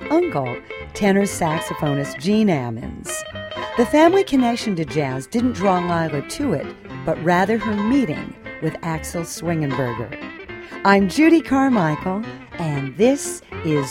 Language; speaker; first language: English; native; English